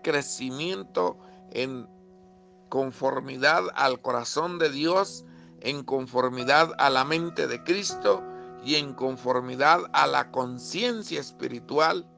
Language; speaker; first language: Spanish; native; Spanish